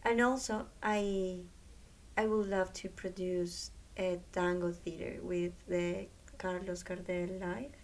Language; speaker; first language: English; non-native, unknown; Spanish